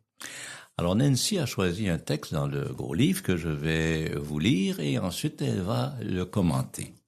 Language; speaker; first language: French; native; French